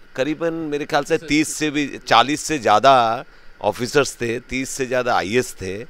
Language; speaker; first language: Hindi; native; Hindi